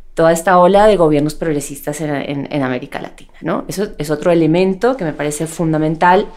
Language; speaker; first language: Spanish; native; Spanish